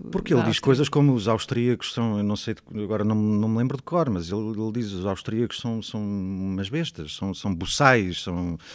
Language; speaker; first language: Portuguese; native; Portuguese